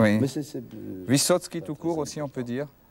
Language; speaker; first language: French; native; French